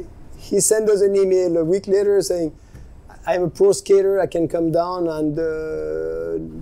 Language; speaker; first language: English; non-native, fluent; French